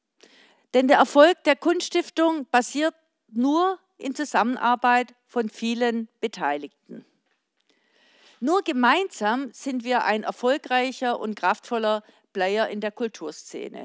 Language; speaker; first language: German; native; German